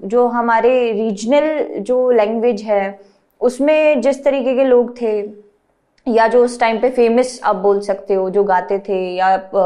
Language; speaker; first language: Hindi; native; Hindi